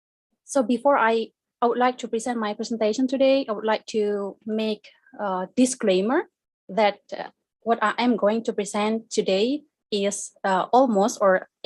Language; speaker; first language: English; non-native, fluent; Indonesian